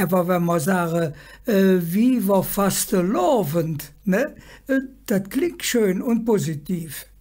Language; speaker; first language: German; native; German